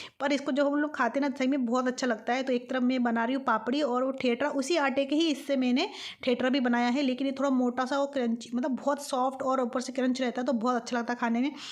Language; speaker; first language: Hindi; non-native, local second language; Bangla